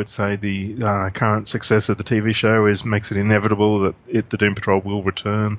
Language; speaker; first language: English; native; English